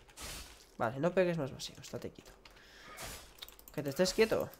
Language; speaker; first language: Spanish; native; Spanish